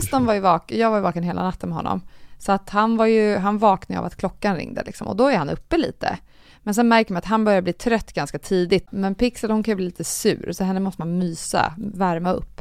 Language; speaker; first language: Swedish; native; Swedish